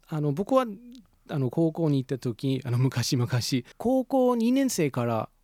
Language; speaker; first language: Japanese; non-native, fluent; English